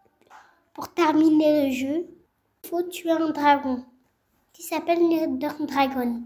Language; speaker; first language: French; native; French